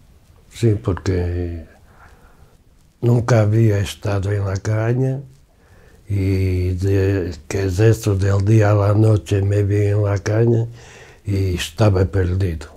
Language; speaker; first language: Spanish; non-native, fluent; Portuguese